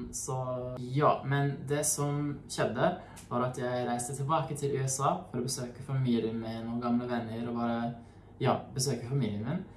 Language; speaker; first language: Norwegian; non-native, fluent; English